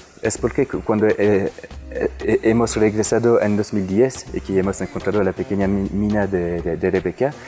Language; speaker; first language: Spanish; non-native, fluent; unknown